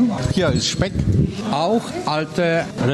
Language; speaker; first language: German; non-native, learner; Polish